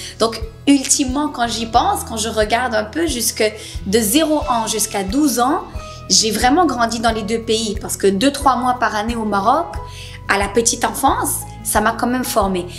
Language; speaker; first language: French; native; French